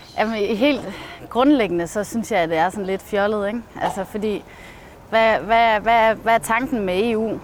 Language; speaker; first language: Danish; native; Danish